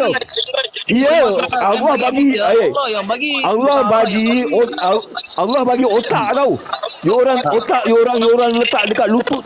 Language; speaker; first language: Malay; native; Malay